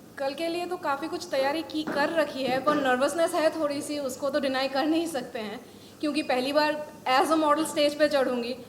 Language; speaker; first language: Hindi; non-native, local second language; Assamese